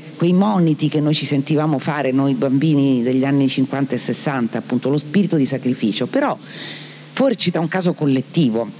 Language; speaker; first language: Italian; native; Italian